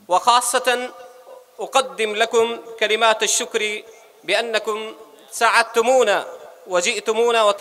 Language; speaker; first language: Arabic; non-native, fluent; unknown